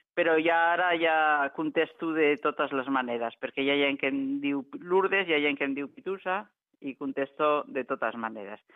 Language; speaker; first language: Catalan; non-native, local second language; Spanish